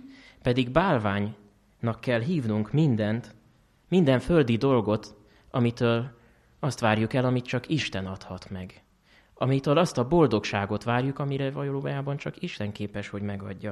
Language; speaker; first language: Hungarian; native; Hungarian